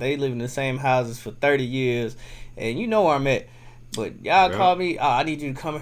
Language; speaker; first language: English; native; English